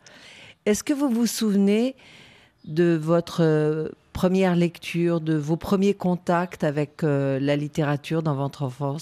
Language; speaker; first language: French; native; French